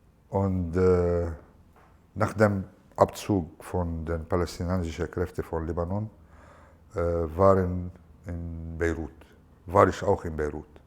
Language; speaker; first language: German; non-native, fluent; Arabic